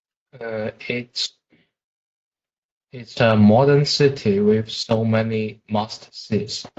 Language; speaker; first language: English; non-native, fluent; Chinese